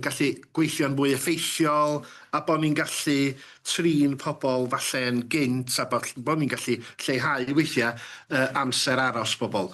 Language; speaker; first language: Welsh; native; Welsh